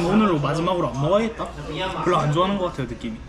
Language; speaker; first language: Korean; native; Korean